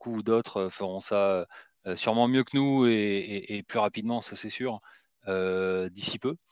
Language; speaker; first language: French; native; French